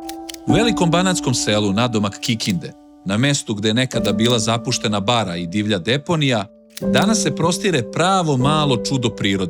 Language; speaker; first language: Croatian; native; Croatian